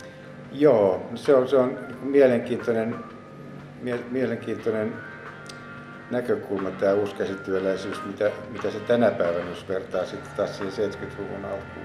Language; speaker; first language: Finnish; native; Finnish